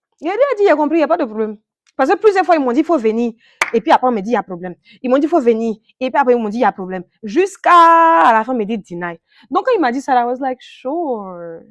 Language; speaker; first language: French; native; French